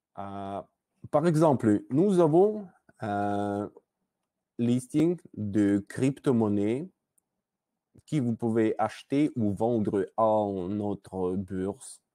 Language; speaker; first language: French; non-native, learner; Russian